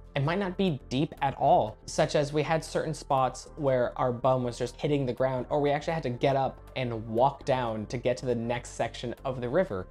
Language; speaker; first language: English; native; English